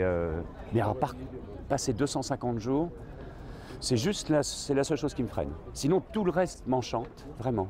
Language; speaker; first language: French; native; French